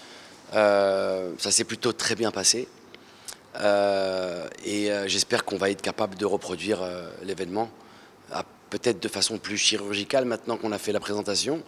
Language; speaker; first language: French; early bilingual, other home language; Arabic